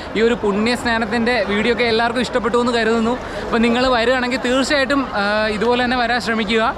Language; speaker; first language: Malayalam; native; Malayalam